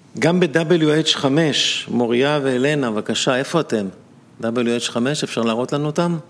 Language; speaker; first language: Hebrew; native; Hebrew